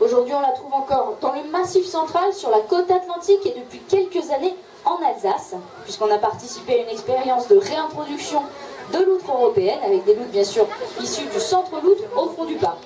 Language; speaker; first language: French; native; French